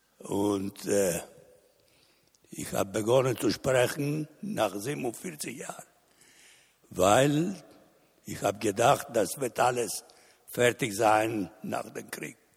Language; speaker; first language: German; non-native, learner; Italian